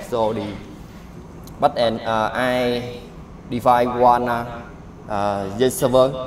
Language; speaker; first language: English; non-native, learner; Vietnamese